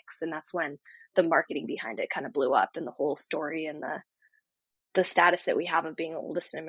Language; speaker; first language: English; native; English